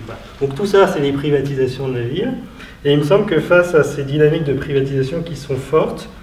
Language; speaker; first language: French; native; French